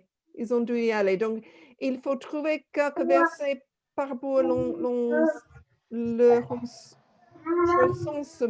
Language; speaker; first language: French; non-native, fluent; English